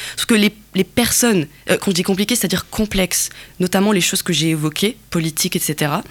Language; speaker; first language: French; non-native, local second language; Kabyle